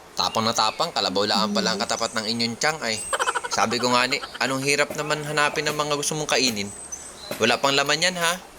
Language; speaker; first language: Filipino; native; Filipino